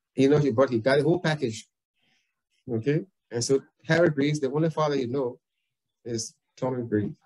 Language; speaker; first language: English; native; English